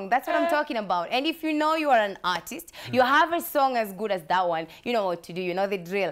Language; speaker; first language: English; non-native, local second language; Swahili